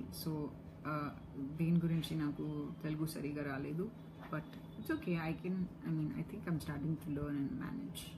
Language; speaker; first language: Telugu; non-native, local second language; Hindi